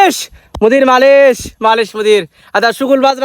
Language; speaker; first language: Arabic; non-native, learner; Bangla